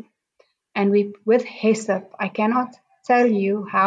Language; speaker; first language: English; non-native, local second language; Afrikaans